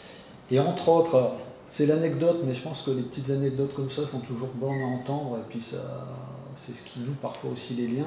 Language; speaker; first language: French; native; French